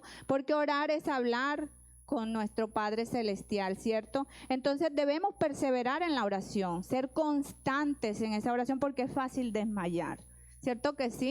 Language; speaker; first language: Spanish; native; Spanish